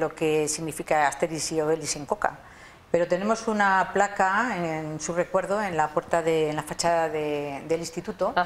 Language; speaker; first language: Spanish; native; Spanish